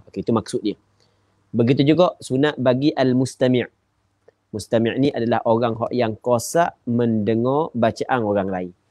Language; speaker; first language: Malay; native; Malay